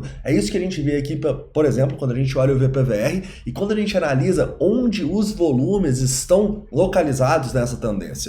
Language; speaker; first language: Portuguese; native; Portuguese